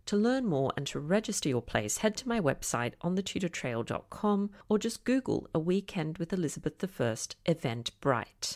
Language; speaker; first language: English; native; English